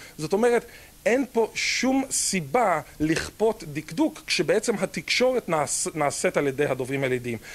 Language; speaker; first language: Hebrew; native; Hebrew